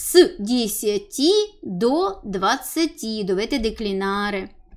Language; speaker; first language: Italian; non-native, fluent; Russian